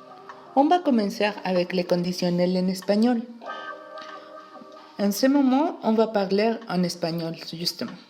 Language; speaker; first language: French; non-native, learner; Spanish